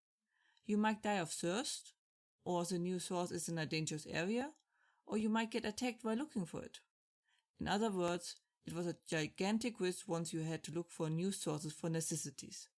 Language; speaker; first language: English; non-native, fluent; German